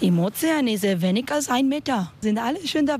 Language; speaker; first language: German; non-native, learner; Spanish